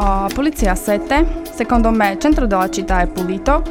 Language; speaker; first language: Italian; non-native, learner; Slovak